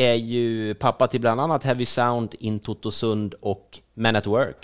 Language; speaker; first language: Swedish; native; Swedish